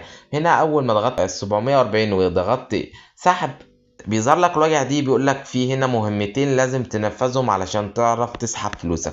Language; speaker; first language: Arabic; native; Arabic